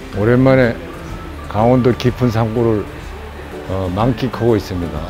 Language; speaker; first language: Korean; native; Korean